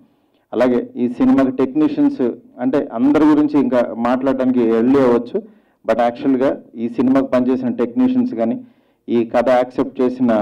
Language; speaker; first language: Telugu; native; Telugu